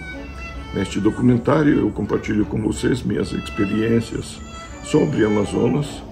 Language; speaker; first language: Portuguese; non-native, fluent; Serbian